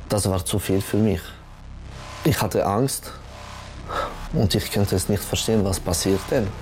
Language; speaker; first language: German; non-native, local second language; French